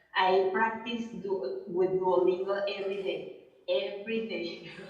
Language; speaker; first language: English; non-native, learner; Spanish